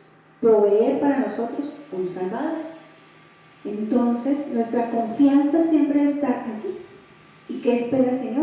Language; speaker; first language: Spanish; native; Spanish